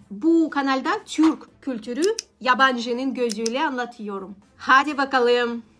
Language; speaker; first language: Turkish; non-native, learner; Russian